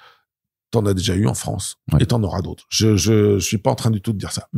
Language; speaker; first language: French; native; French